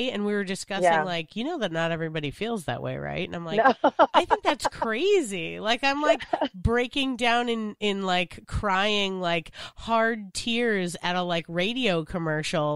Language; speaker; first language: English; native; English